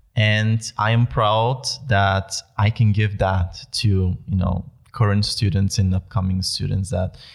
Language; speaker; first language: English; non-native, fluent; Bulgarian